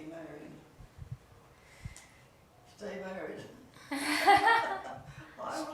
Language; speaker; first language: English; native; English